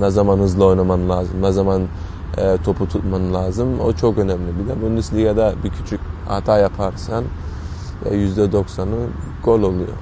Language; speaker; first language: Turkish; early bilingual, heritage; Turkish